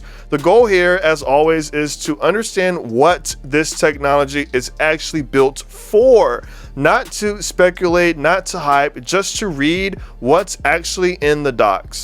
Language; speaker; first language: English; native; English